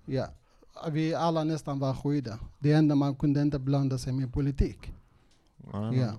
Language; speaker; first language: Swedish; non-native, local second language; Kurdish